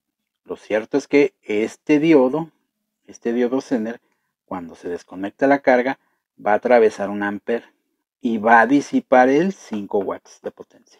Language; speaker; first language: Spanish; native; Spanish